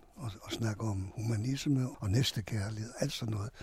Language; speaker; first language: Danish; non-native, fluent; Hungarian